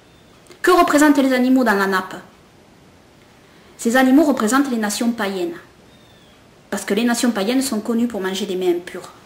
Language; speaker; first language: French; native; French